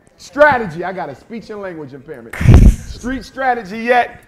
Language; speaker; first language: English; native; English